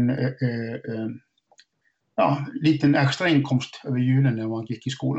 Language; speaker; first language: Swedish; non-native, fluent; Icelandic